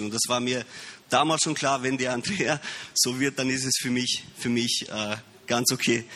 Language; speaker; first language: German; early bilingual, heritage; Romanian